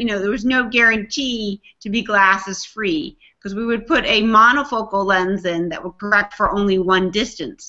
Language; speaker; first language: English; native; English